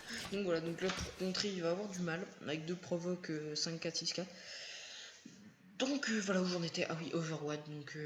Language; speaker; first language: French; native; French